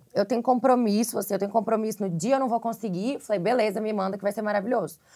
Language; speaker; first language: Portuguese; native; Portuguese